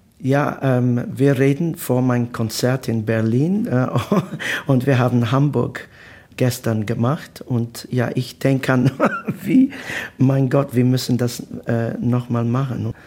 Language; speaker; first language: German; non-native, learner; Italian